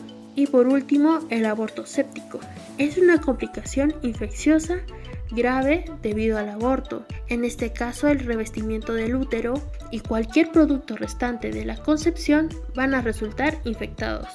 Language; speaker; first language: Spanish; native; Spanish